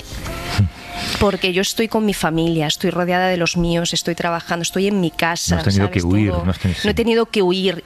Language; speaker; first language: Spanish; native; Spanish